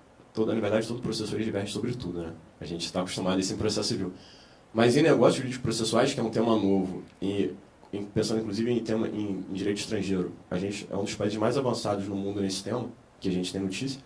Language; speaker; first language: Portuguese; native; Portuguese